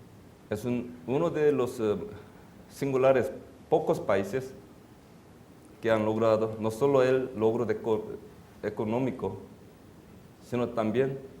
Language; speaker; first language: Spanish; non-native, fluent; Korean